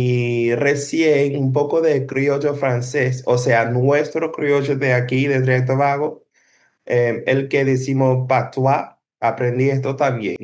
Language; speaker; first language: Spanish; non-native, fluent; English